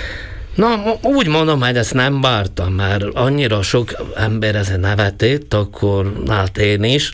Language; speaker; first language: Hungarian; non-native, local second language; Slovak